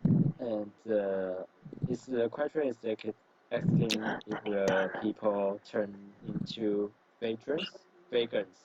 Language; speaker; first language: English; non-native, learner; Chinese